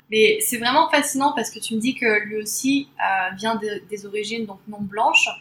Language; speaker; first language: French; native; French